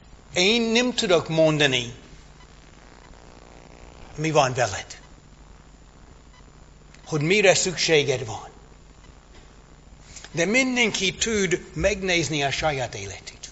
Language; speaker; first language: Hungarian; non-native, fluent; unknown